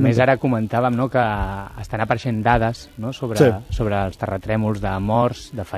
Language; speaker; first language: Catalan; native; Catalan